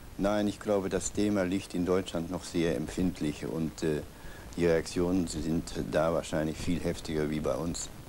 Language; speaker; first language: German; non-native, local second language; Dutch